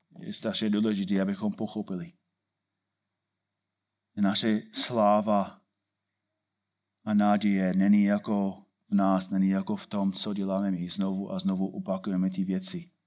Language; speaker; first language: Czech; non-native, fluent; English